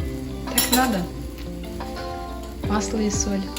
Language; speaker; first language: Russian; early bilingual, heritage; Russian